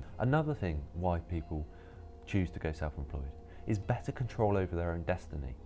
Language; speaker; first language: English; native; English